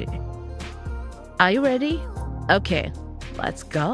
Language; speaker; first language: English; non-native, learner; Japanese